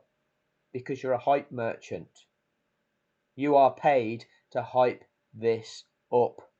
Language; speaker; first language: English; native; English